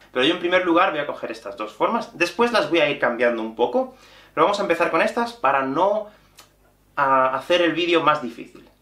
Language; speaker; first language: Spanish; native; Spanish